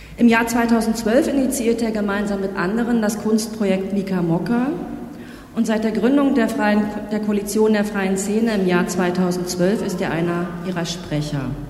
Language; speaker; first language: German; native; German